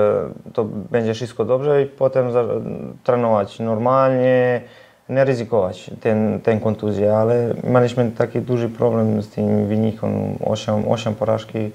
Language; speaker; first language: Polish; non-native, learner; Serbian